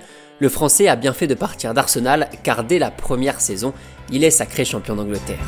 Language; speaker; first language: French; native; French